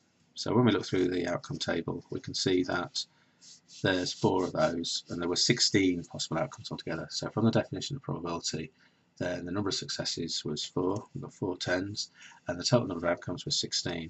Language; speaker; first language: English; native; English